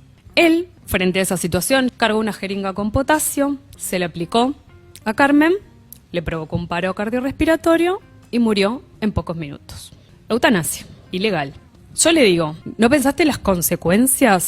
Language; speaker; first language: Spanish; native; Spanish